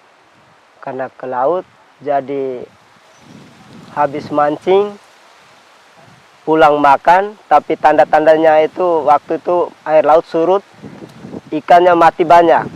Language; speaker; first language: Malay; non-native, local second language; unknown